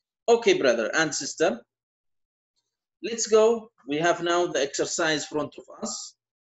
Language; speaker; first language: English; non-native, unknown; Arabic